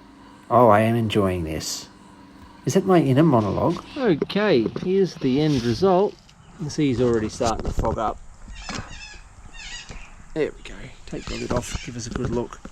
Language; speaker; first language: English; native; English